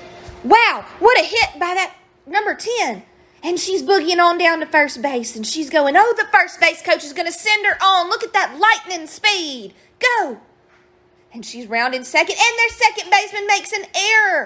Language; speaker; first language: English; native; English